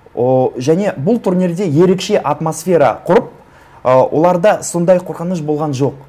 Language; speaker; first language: Kazakh; non-native, local second language; Russian